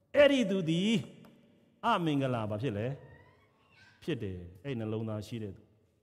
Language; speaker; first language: Burmese; non-native, local second language; Kachin